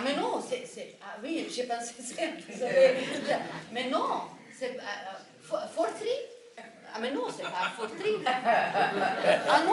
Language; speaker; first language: French; non-native, fluent; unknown